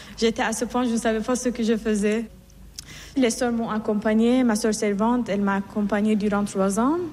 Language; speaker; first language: French; non-native, fluent; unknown